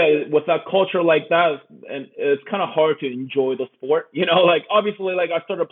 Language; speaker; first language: English; early bilingual, other home language; Korean